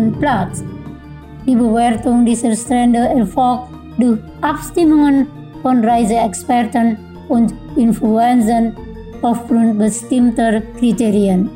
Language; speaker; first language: German; non-native, fluent; Indonesian